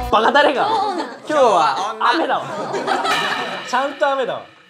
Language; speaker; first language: Japanese; native; Japanese